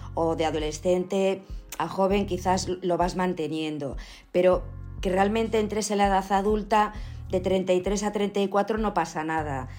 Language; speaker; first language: Spanish; native; Spanish